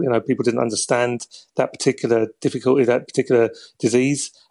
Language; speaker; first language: English; native; English